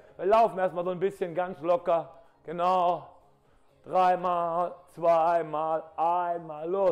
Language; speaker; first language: German; native; German